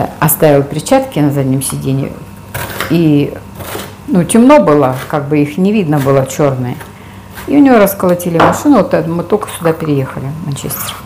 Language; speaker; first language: Russian; native; Russian